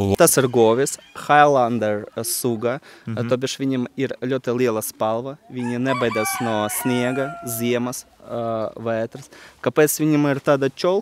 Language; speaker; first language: Latvian; non-native, local second language; Russian